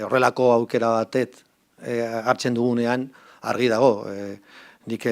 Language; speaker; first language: Basque; non-native, local second language; Spanish